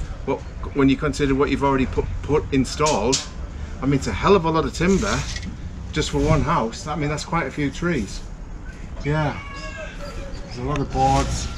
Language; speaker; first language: English; native; English